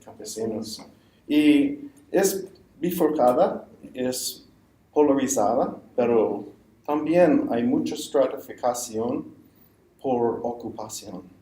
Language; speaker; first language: Spanish; non-native, fluent; English